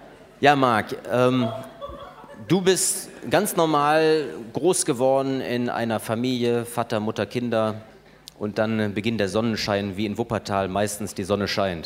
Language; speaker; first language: German; native; German